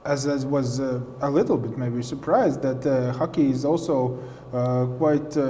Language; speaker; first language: English; non-native, fluent; Latvian